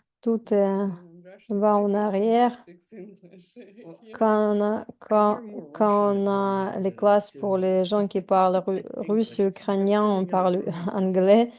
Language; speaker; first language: French; non-native, fluent; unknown